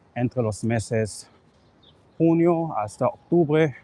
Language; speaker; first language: Spanish; non-native, learner; English